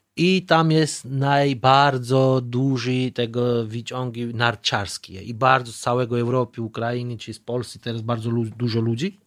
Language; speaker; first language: Polish; non-native, learner; Georgian